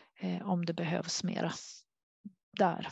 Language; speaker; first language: Swedish; native; Swedish